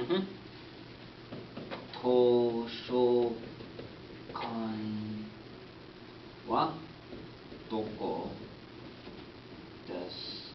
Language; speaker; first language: Japanese; non-native, fluent; English